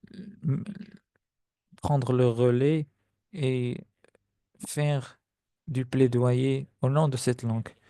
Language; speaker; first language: French; non-native, fluent; Spanish